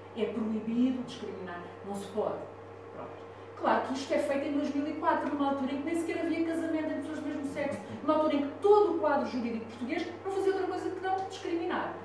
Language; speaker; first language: Portuguese; non-native, fluent; Italian